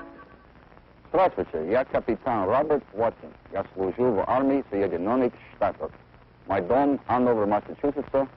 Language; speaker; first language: Russian; non-native, learner; English